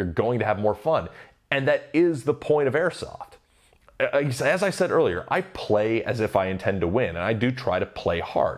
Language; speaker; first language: English; native; English